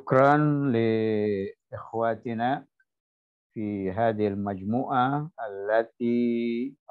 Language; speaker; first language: Arabic; non-native, fluent; Indonesian